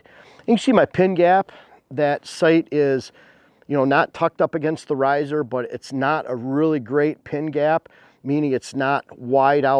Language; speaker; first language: English; native; English